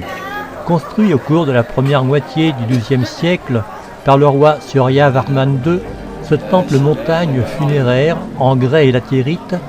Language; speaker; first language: French; native; French